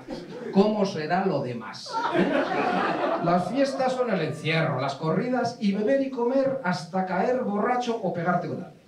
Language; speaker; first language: Spanish; native; Spanish